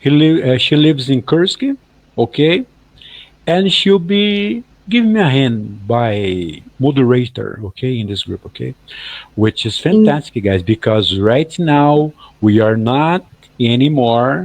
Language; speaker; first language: English; non-native, fluent; Portuguese